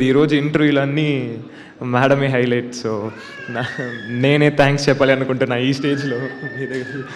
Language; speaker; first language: Telugu; non-native, learner; Tamil